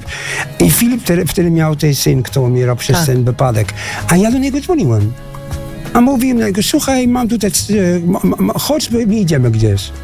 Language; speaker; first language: Polish; non-native, learner; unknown